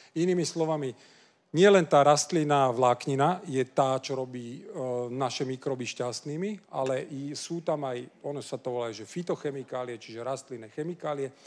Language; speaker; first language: Slovak; non-native, local second language; Hungarian